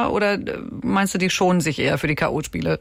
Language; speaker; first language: German; native; German